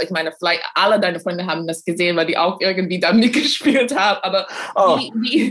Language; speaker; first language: German; non-native, fluent; English